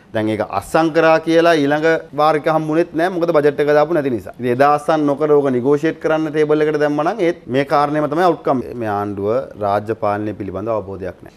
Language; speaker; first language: Sinhala; native; Sinhala